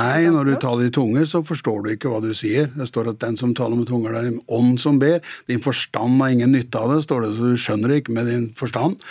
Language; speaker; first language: Norwegian; native; Norwegian